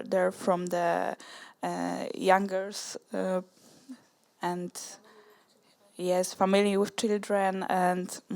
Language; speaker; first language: English; non-native, learner; Polish